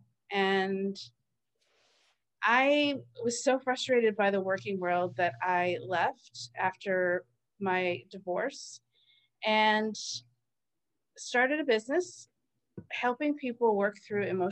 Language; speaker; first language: English; native; English